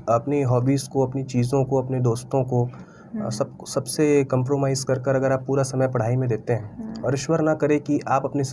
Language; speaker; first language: Hindi; native; Hindi